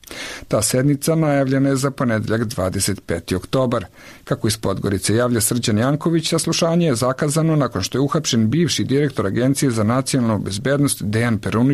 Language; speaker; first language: Croatian; native; Croatian